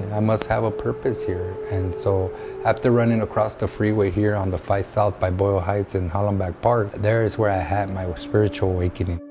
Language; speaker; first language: English; native; English